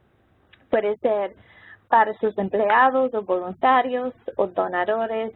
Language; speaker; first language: Spanish; non-native, local second language; English